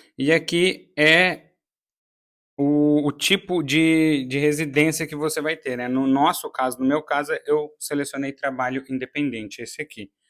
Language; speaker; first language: Portuguese; native; Portuguese